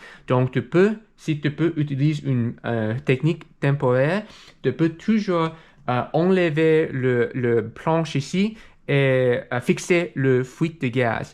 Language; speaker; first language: French; non-native, learner; English